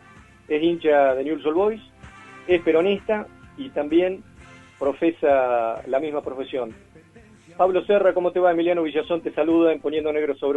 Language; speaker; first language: Spanish; native; Spanish